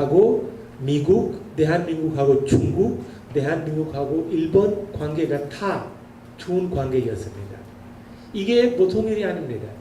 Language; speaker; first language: Korean; non-native, learner; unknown